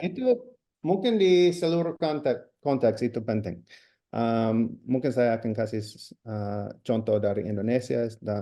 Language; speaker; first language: Indonesian; non-native, fluent; English